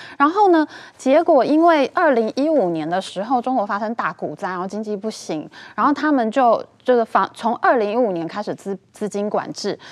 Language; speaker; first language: Chinese; native; Chinese